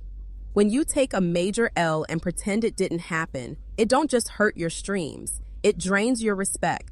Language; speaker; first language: English; native; English